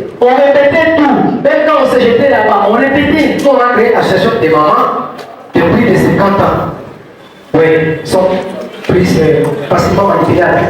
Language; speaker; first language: French; non-native, local second language; Swahili